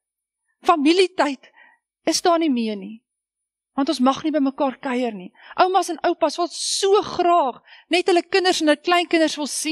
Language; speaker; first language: Afrikaans; native; Afrikaans